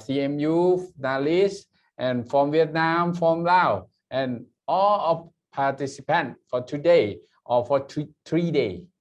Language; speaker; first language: English; non-native, learner; Thai